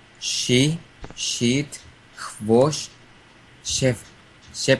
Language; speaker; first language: Russian; non-native, learner; Spanish